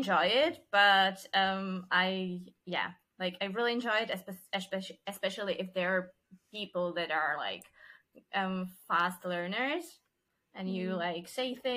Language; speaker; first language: English; non-native, fluent; Czech